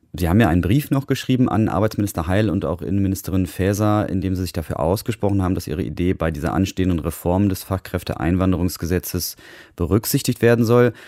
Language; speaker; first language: German; native; German